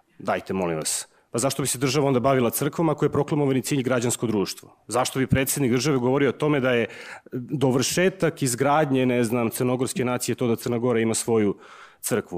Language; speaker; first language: Serbian; native; Serbian